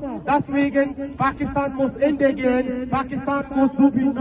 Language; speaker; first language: German; non-native, learner; Baluchi